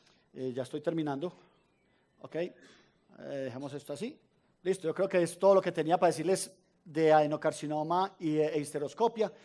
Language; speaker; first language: Spanish; native; Spanish